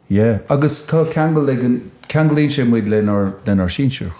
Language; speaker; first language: Irish; native; Irish